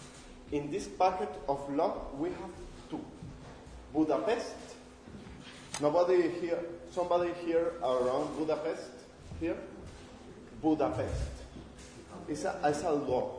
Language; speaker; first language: English; non-native, learner; Spanish